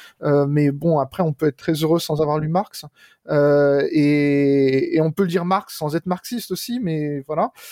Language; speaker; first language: French; native; French